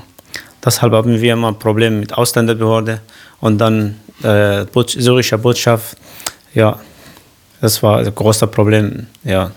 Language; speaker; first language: German; non-native, fluent; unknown